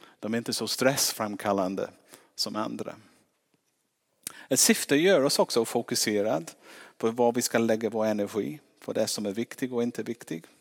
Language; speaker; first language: Swedish; non-native, fluent; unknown